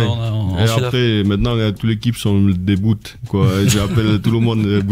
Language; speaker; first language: French; non-native, fluent; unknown